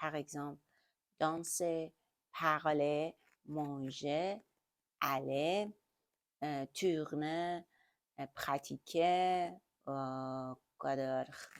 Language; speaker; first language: French; non-native, learner; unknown